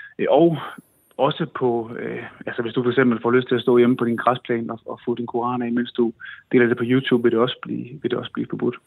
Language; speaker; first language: Danish; native; Danish